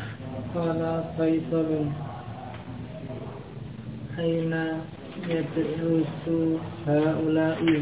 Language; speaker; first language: Arabic; non-native, learner; Indonesian